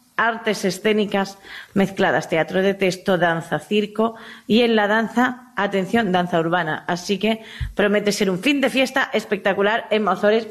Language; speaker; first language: Spanish; native; Spanish